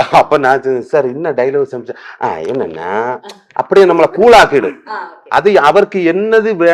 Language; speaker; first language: Tamil; non-native, learner; Malayalam